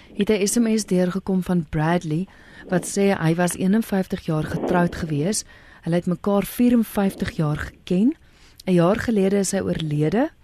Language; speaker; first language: Afrikaans; native; Afrikaans